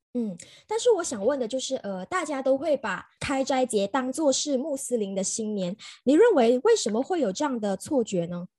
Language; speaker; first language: Chinese; native; Chinese